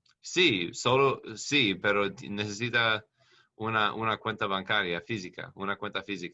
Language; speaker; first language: Spanish; non-native, learner; English